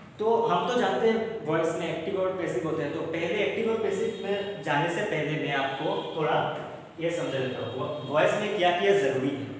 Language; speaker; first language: Hindi; non-native, local second language; Bangla